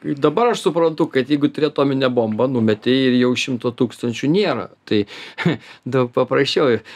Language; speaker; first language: Lithuanian; native; Lithuanian